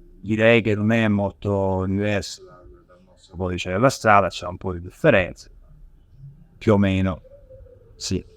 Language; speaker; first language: Italian; native; Italian